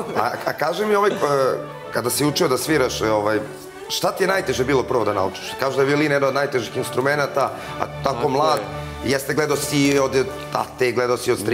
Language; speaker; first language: Serbian; native; Serbian